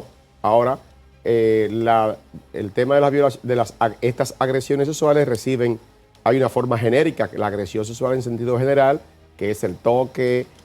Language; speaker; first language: Spanish; native; Spanish